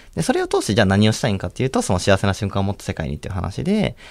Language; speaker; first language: Japanese; native; Japanese